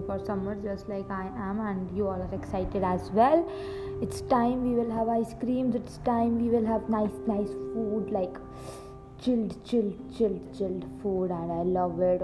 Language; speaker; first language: English; non-native, local second language; Punjabi